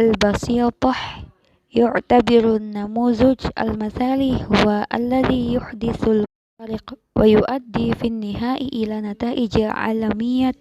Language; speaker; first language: Arabic; non-native, learner; Indonesian